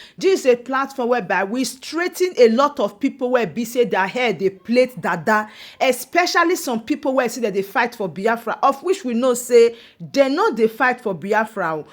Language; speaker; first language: Nigerian Pidgin; non-native, local second language; Igbo